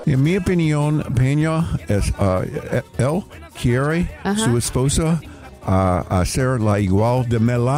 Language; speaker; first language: Spanish; non-native, learner; English